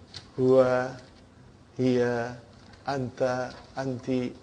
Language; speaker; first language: Arabic; non-native, fluent; English